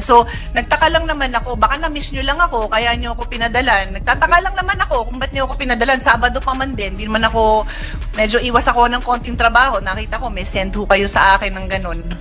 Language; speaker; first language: Filipino; native; Filipino